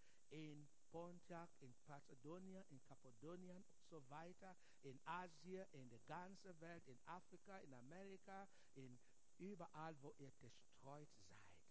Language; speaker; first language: German; non-native, learner; English